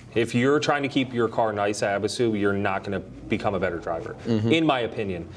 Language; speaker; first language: English; native; English